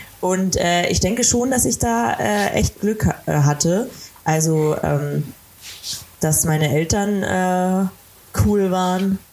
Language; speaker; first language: German; native; German